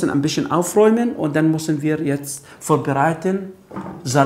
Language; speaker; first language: German; non-native, fluent; Arabic